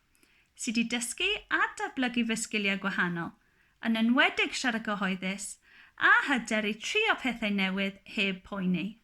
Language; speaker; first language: Welsh; non-native, local second language; English